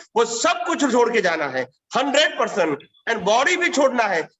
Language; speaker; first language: Hindi; non-native, local second language; Gujarati